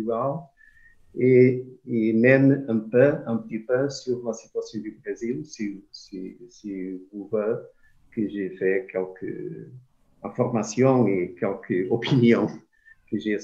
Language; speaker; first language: French; non-native, fluent; Portuguese